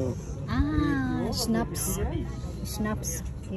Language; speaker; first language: German; non-native, learner; Filipino